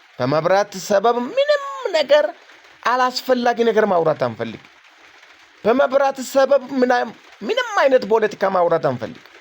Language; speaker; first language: Amharic; non-native, local second language; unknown